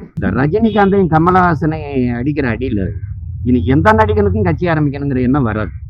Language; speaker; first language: Tamil; native; Tamil